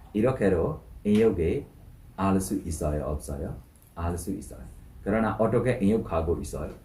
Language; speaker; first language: Korean; non-native, learner; Burmese